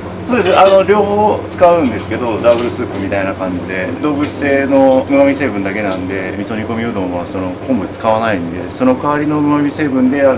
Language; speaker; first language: Japanese; native; Japanese